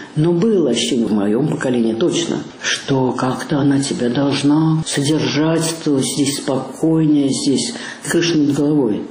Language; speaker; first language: Russian; native; Russian